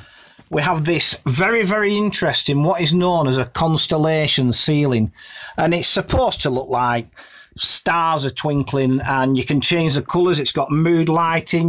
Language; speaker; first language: English; native; English